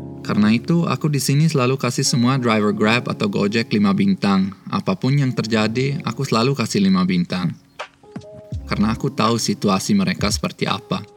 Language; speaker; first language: Indonesian; early bilingual, other home language; Swiss German